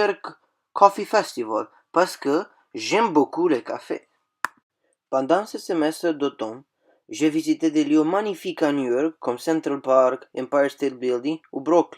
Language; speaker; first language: French; non-native, fluent; Romanian